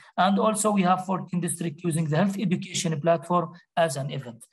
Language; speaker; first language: English; non-native, fluent; Arabic